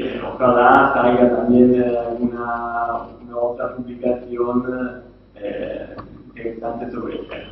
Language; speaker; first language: Spanish; non-native, fluent; Italian